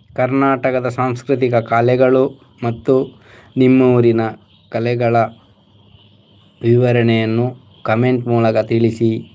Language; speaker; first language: Kannada; non-native, local second language; Tulu